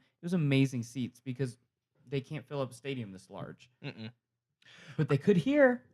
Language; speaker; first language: English; native; English